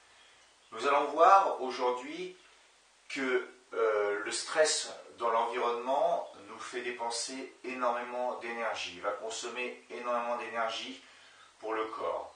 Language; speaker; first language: French; native; French